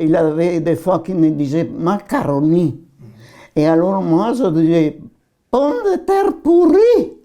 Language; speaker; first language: French; non-native, learner; Italian